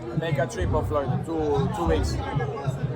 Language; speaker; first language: English; non-native, learner; Italian